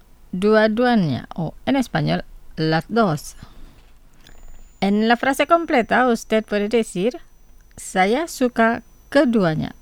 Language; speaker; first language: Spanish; non-native, fluent; Indonesian